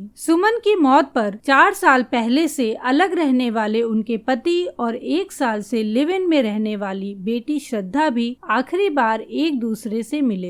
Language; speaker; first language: Hindi; native; Hindi